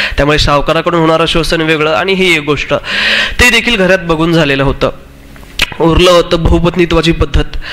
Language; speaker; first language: Marathi; non-native, local second language; Urdu